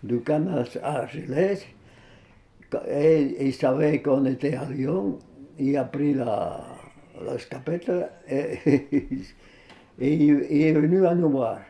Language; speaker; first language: French; non-native, fluent; Spanish